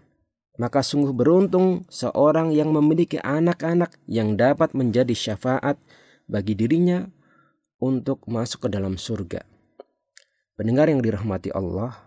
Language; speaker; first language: Indonesian; native; Indonesian